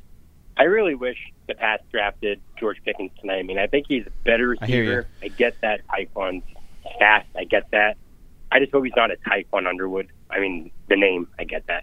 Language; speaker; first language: English; non-native, fluent; Ukrainian